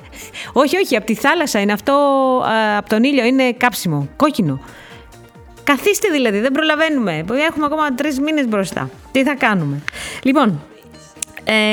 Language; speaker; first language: Greek; native; Greek